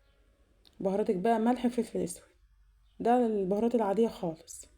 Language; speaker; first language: Arabic; native; Arabic